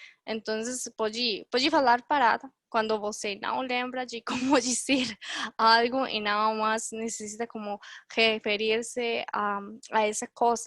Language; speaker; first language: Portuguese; non-native, fluent; Spanish